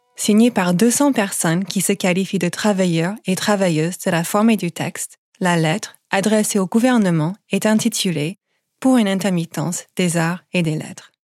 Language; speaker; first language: French; non-native, fluent; English